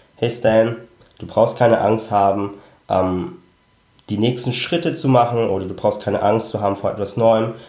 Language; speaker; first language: German; early bilingual, other home language; Cantonese